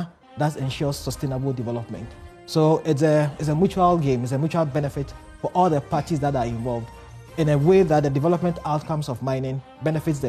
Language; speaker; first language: English; non-native, local second language; Akan